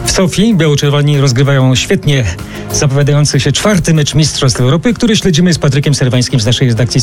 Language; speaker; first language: Polish; native; Polish